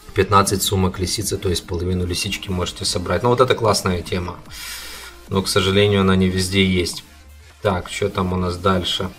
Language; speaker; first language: Russian; native; Russian